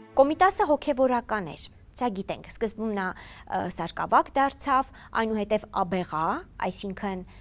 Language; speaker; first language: Armenian; native; Armenian